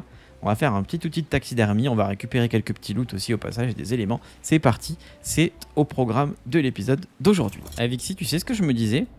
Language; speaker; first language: French; native; French